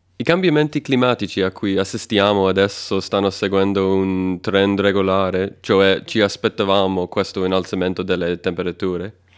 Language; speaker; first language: Italian; non-native, fluent; English